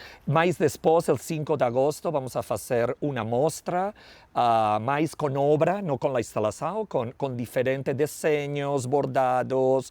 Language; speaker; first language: Portuguese; non-native, learner; Spanish